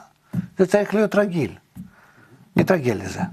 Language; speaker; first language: Hebrew; non-native, fluent; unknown